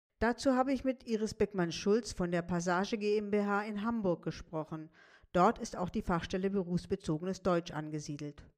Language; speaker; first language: German; native; German